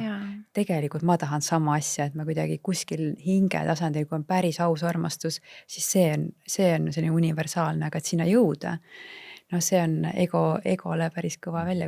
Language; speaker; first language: Estonian; native; Estonian